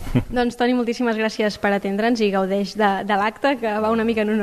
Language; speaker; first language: Catalan; native; Catalan